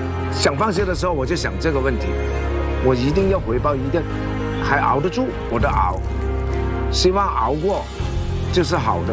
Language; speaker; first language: Chinese; non-native, local second language; Cantonese